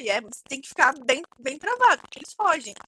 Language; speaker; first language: Portuguese; native; Portuguese